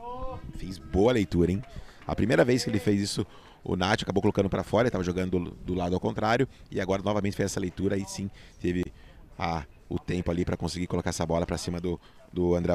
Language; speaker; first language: Portuguese; native; Portuguese